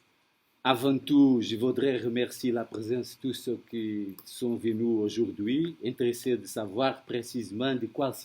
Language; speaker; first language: French; non-native, fluent; Portuguese